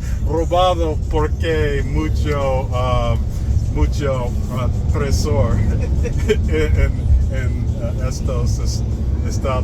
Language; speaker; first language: Spanish; non-native, learner; English